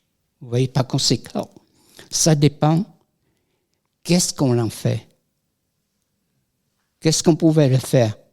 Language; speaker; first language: French; non-native, fluent; Vietnamese